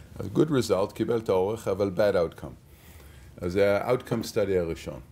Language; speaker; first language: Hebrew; early bilingual, heritage; Hebrew